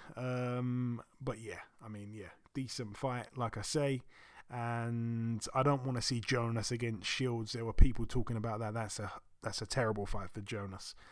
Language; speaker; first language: English; native; English